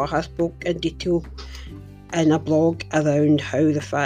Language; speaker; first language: English; native; English